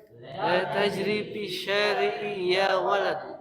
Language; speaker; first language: Arabic; non-native, learner; Indonesian